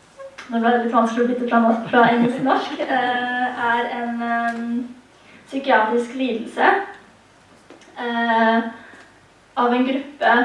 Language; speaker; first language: Norwegian; early bilingual, heritage; Tigrinya